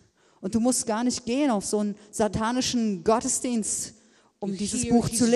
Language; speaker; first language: German; native; German